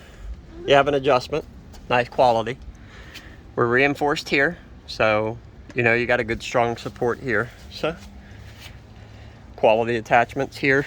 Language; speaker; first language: English; native; English